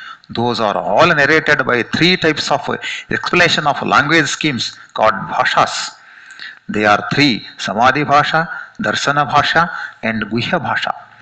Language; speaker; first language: English; non-native, local second language; Kannada